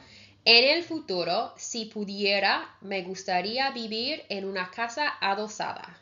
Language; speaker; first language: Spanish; non-native, fluent; English